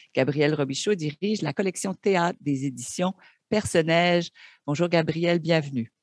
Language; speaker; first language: French; native; French